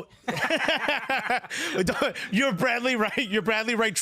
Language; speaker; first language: English; native; English